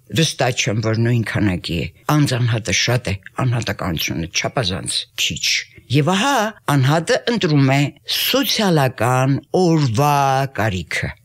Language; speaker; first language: Armenian; native; Armenian